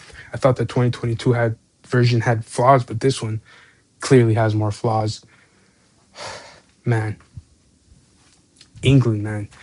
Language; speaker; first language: English; native; English